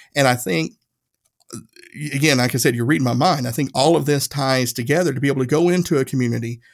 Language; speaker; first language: English; native; English